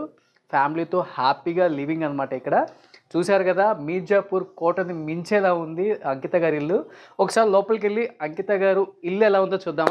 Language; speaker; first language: Telugu; native; Telugu